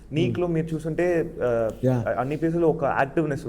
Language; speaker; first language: Telugu; non-native, fluent; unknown